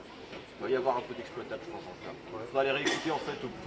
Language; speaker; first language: French; native; French